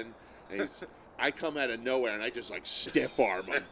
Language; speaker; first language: English; native; English